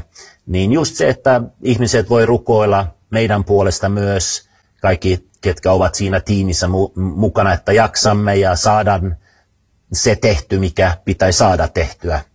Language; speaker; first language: Finnish; early bilingual, other home language; Swedish